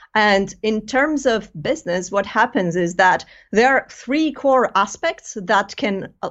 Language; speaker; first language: English; non-native, fluent; Greek